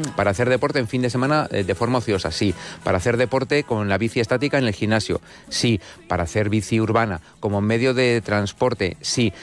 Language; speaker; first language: Spanish; native; Spanish